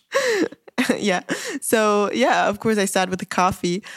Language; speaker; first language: English; non-native, fluent; German